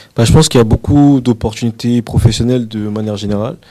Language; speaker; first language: French; native; French